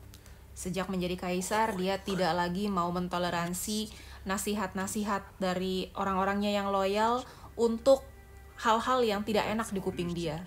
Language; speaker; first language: Indonesian; native; Indonesian